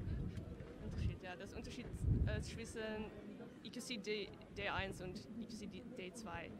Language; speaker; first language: German; non-native, learner; Dutch